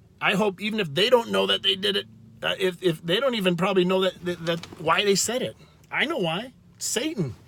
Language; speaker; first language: English; native; English